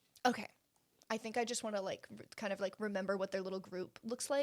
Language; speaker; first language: English; native; English